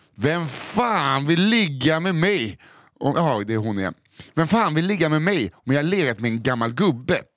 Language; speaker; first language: Swedish; native; Swedish